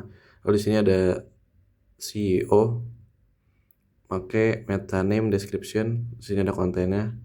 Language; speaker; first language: Indonesian; native; Indonesian